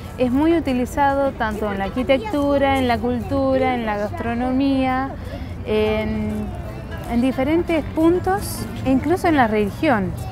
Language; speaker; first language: Spanish; native; Spanish